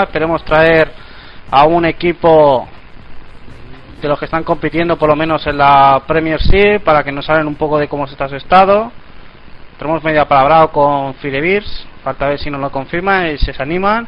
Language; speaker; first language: Spanish; native; Spanish